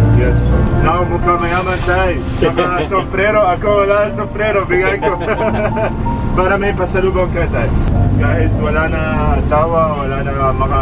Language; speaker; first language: Filipino; non-native, learner; Arabic